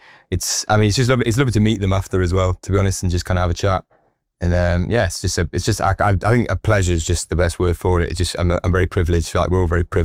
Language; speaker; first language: English; native; English